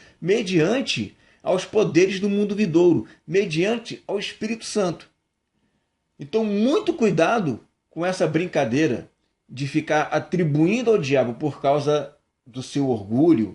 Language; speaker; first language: Portuguese; native; Portuguese